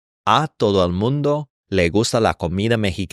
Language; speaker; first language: Spanish; non-native, fluent; English